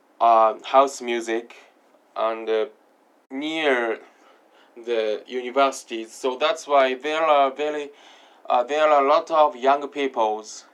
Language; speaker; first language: English; non-native, learner; Japanese